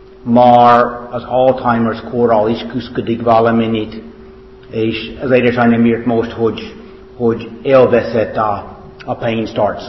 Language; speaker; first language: Hungarian; non-native, fluent; English